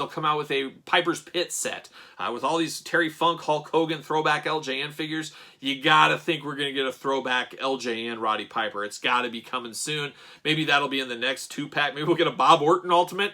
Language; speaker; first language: English; native; English